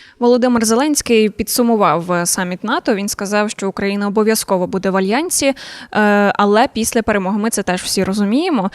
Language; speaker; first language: Ukrainian; native; Ukrainian